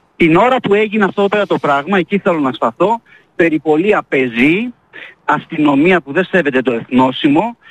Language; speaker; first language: Greek; early bilingual, heritage; Greek